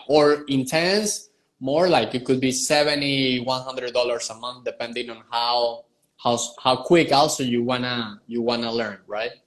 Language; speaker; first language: Spanish; native; Spanish